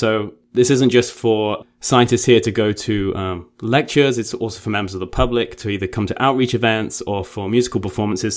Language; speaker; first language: English; native; English